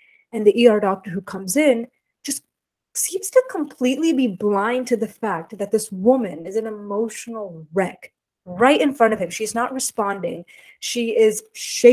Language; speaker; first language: English; native; English